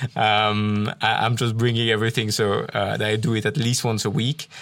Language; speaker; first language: English; non-native, fluent; French